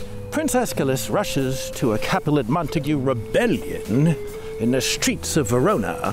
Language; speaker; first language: English; native; English